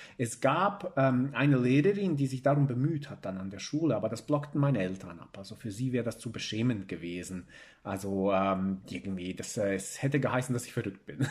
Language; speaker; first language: German; early bilingual, other home language; Bosnian